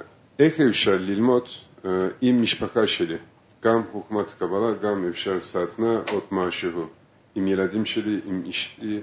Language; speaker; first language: Hebrew; non-native, fluent; Turkish